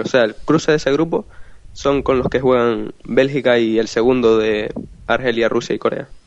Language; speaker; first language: Spanish; native; Spanish